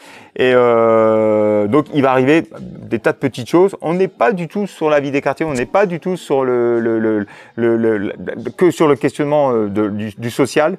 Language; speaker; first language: French; native; French